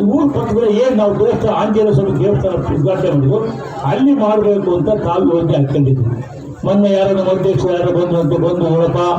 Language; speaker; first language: Kannada; native; Kannada